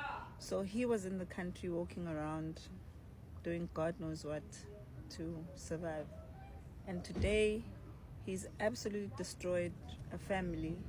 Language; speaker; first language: English; non-native, local second language; Zulu